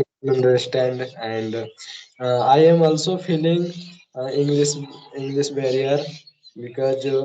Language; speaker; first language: English; non-native, learner; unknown